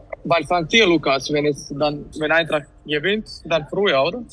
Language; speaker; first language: German; non-native, fluent; Serbian